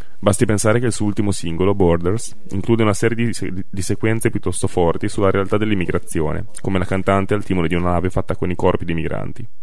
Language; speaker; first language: Italian; native; Italian